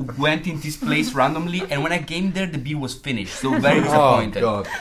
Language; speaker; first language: English; non-native, fluent; Italian